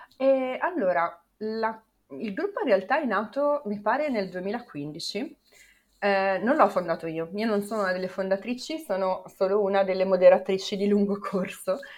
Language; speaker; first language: Italian; native; Italian